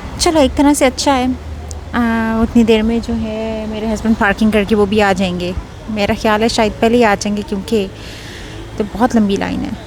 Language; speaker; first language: Urdu; native; Urdu